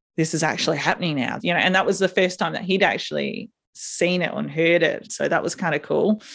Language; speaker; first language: English; native; English